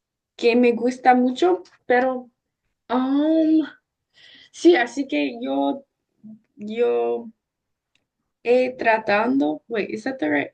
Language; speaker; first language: Spanish; non-native, learner; English